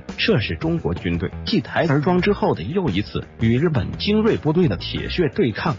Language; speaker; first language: Chinese; native; Chinese